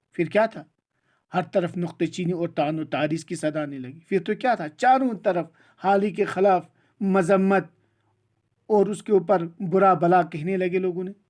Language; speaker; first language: Urdu; non-native, local second language; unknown